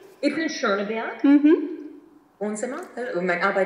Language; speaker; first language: German; non-native, fluent; English